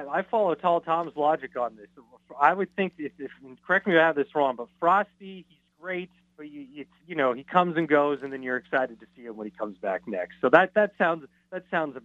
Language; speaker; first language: English; native; English